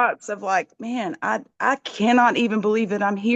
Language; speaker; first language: English; native; English